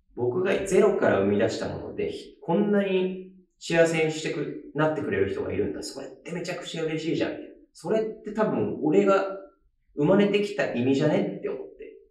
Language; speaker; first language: Japanese; native; Japanese